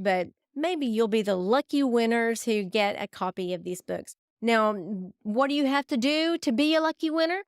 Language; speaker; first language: English; native; English